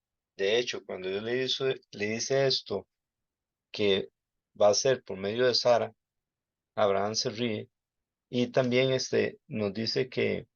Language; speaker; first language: Spanish; native; Spanish